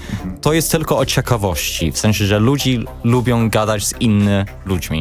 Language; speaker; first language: Polish; non-native, learner; English